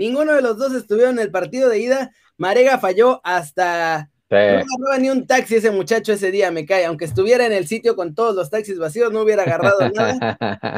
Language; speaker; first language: Spanish; native; Spanish